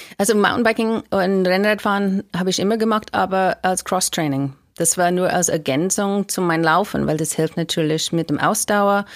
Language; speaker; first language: German; non-native, fluent; English